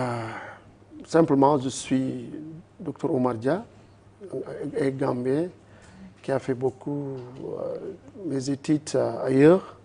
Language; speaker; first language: French; non-native, learner; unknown